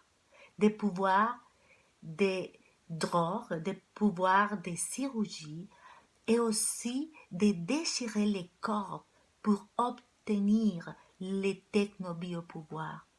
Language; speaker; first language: French; non-native, fluent; Spanish